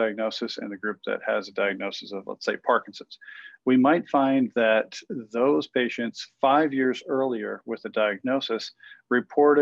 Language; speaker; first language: English; native; English